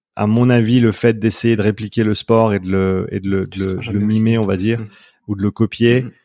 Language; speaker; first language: French; native; French